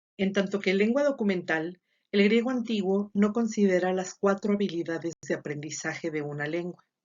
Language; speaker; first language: Spanish; native; Spanish